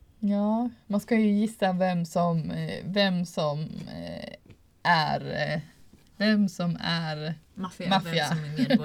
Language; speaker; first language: Swedish; native; Swedish